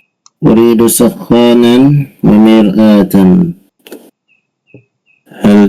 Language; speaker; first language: Arabic; non-native, learner; Indonesian